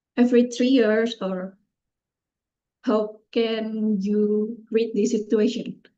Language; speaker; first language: English; non-native, fluent; Indonesian